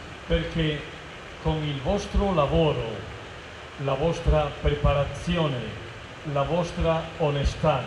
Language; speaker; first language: Italian; non-native, fluent; Spanish